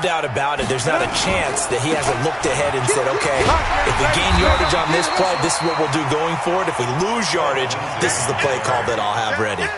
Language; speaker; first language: English; native; English